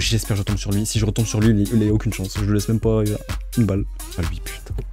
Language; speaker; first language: French; native; French